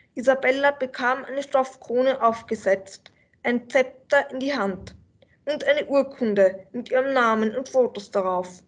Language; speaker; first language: German; native; German